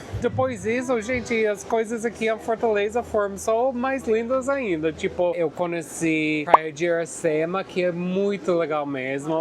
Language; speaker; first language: Portuguese; non-native, fluent; English